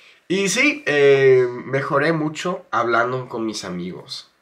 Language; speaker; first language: Spanish; non-native, fluent; English